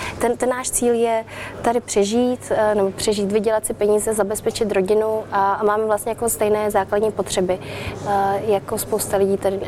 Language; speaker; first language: Czech; early bilingual, other home language; Vietnamese